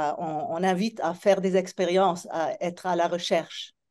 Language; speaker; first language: French; non-native, fluent; Italian